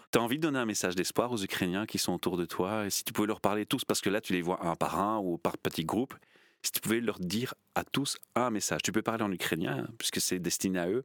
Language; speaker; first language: French; native; French